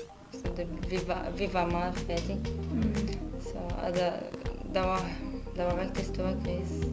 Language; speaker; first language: Danish; non-native, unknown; Arabic